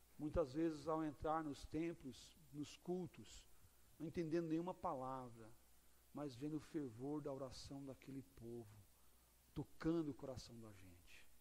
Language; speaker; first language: Portuguese; native; Portuguese